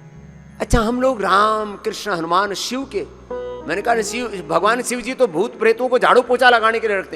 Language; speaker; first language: Hindi; native; Hindi